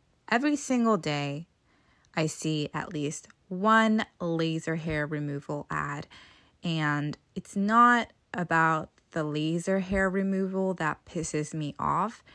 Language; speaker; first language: English; native; English